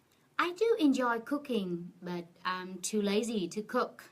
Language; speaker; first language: English; non-native, fluent; Vietnamese